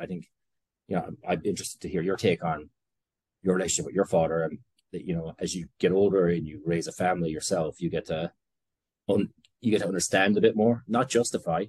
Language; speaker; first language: English; native; English